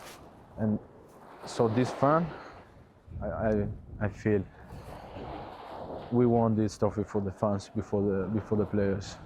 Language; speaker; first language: English; non-native, learner; Italian